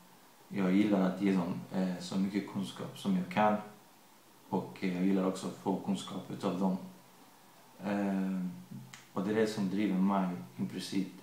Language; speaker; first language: Swedish; early bilingual, other home language; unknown